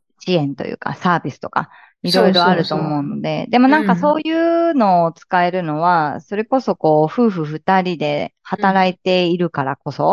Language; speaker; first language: Japanese; native; Japanese